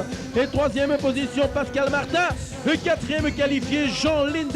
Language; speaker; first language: French; native; French